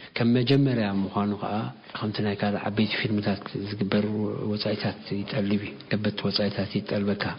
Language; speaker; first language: Tigrinya; non-native, local second language; Afar